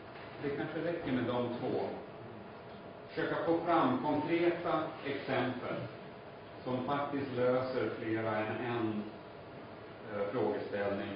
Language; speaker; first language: Swedish; native; Swedish